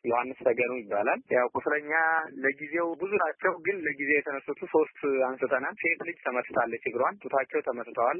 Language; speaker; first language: Amharic; native; Amharic